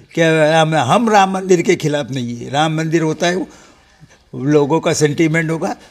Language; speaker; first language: Hindi; non-native, local second language; Marathi